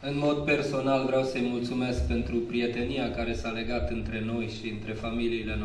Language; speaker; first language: Romanian; native; Romanian